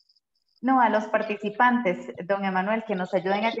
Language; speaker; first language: Spanish; native; Spanish